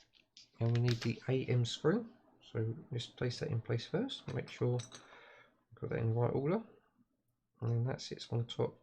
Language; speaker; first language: English; native; English